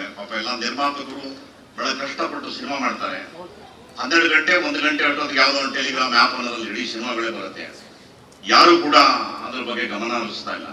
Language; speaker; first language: Kannada; native; Kannada